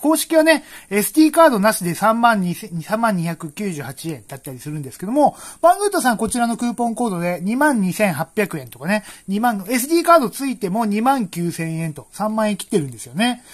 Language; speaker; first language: Japanese; native; Japanese